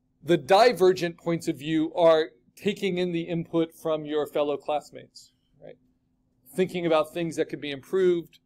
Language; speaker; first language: English; native; English